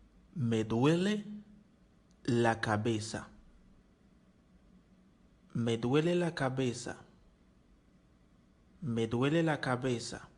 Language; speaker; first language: Spanish; non-native, learner; Haitian Creole